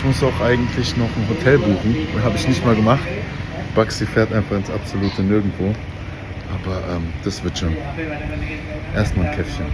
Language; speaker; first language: German; native; German